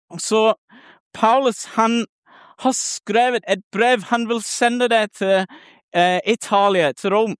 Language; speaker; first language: Norwegian; non-native, learner; English